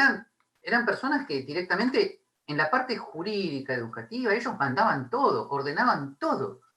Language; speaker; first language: Spanish; native; Spanish